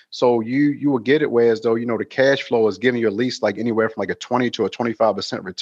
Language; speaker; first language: English; native; English